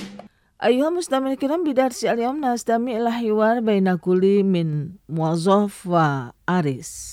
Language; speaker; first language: Arabic; non-native, fluent; Indonesian